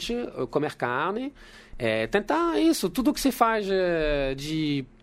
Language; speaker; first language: Portuguese; non-native, fluent; French